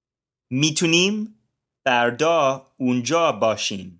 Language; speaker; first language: Persian; non-native, learner; English